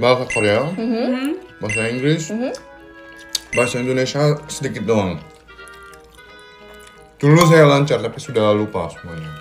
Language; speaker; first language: Indonesian; early bilingual, other home language; Korean